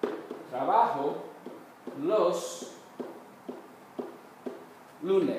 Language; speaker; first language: Spanish; non-native, fluent; English